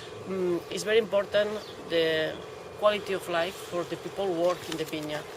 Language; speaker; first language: English; non-native, learner; Catalan